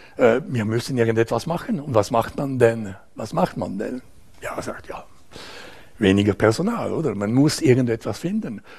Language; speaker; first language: German; non-native, local second language; French